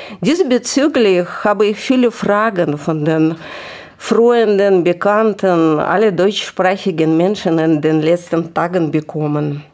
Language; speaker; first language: German; non-native, fluent; Russian